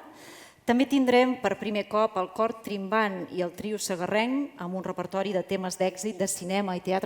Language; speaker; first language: Catalan; native; Catalan